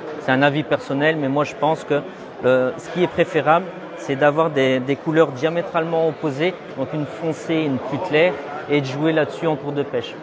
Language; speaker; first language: French; native; French